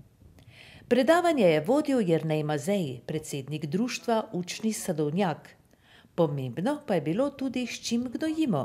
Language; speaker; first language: Slovenian; native; Slovenian